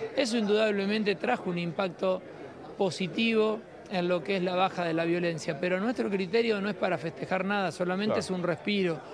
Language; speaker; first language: Spanish; native; Spanish